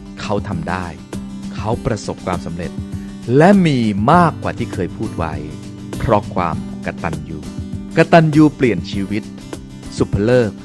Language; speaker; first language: Thai; native; Thai